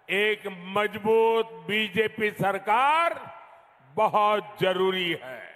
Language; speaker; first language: Hindi; non-native, local second language; Gujarati